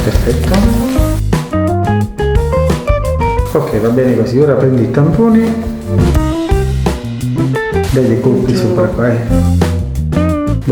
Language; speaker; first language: Italian; native; Italian